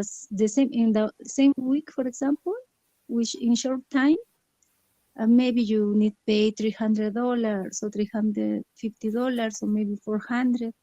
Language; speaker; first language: English; non-native, learner; Spanish